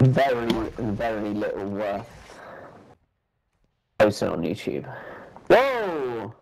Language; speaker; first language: English; native; English